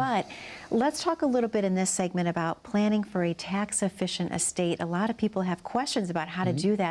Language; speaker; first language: English; native; English